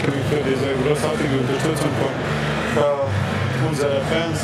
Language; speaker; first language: German; non-native, fluent; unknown